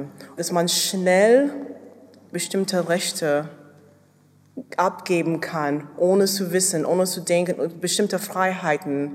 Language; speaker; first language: German; non-native, fluent; English